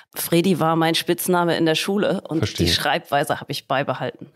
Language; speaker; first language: German; native; German